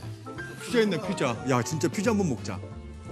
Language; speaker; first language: Korean; native; Korean